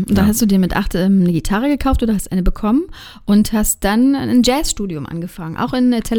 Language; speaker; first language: German; native; German